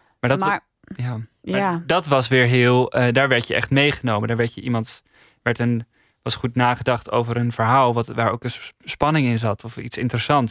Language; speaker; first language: Dutch; native; Dutch